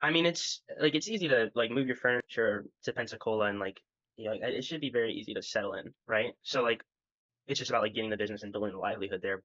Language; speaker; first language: English; native; English